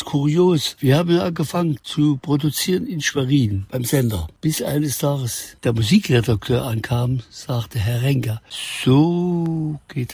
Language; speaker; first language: German; native; German